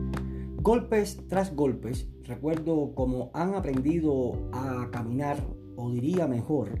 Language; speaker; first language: Spanish; native; Spanish